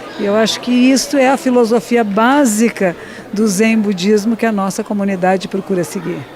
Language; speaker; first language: Portuguese; native; Portuguese